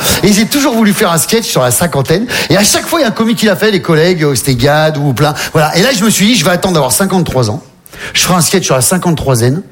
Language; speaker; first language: French; native; French